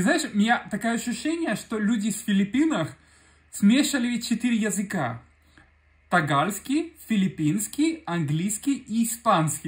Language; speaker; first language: Russian; non-native, fluent; Spanish